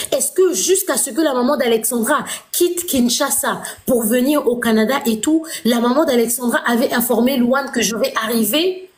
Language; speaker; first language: French; non-native, local second language; Lingala